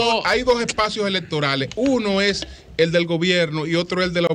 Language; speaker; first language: Spanish; native; Spanish